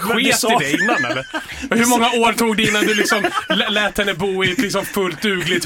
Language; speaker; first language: Swedish; native; Swedish